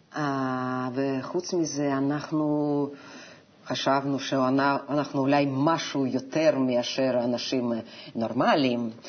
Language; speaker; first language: Hebrew; non-native, fluent; Russian